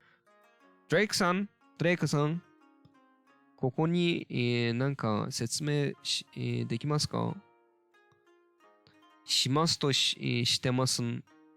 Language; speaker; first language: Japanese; non-native, learner; Turkish